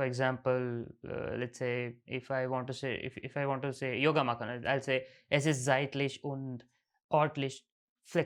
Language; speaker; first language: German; non-native, fluent; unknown